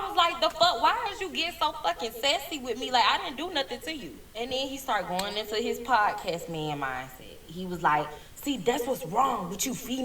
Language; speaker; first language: English; native; English